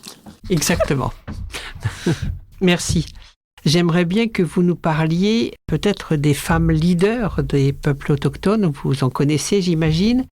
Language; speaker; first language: French; native; French